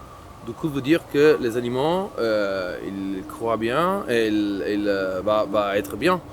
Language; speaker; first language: French; non-native, learner; Italian